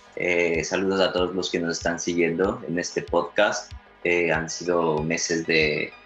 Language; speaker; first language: Spanish; native; Spanish